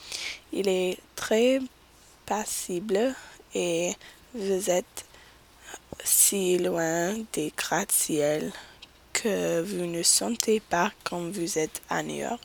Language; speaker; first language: French; non-native, learner; English